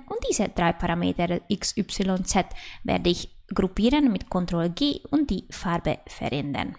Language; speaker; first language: German; non-native, fluent; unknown